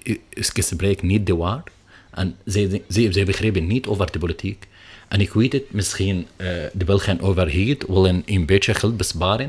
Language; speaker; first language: Dutch; non-native, learner; Arabic